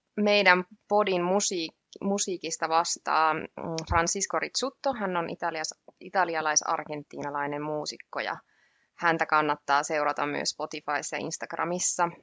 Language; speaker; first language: Finnish; native; Finnish